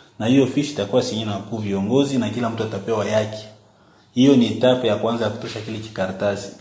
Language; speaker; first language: Swahili; native; Swahili